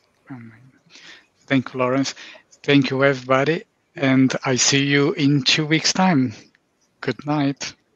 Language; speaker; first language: English; non-native, fluent; Portuguese